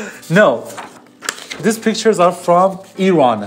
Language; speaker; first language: English; non-native, learner; Persian